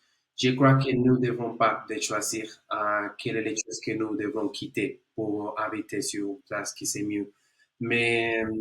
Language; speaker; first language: French; non-native, learner; Spanish